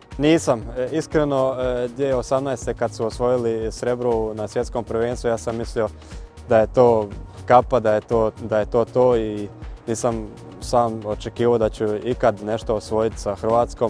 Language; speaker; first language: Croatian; early bilingual, heritage; Croatian